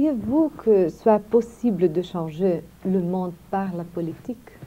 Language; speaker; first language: French; non-native, fluent; Portuguese